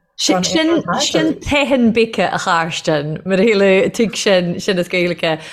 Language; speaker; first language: Irish; native; Irish